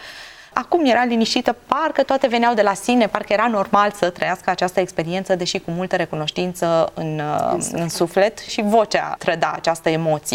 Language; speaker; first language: Romanian; native; Romanian